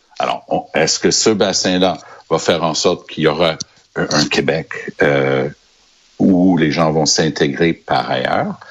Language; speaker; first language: French; native; French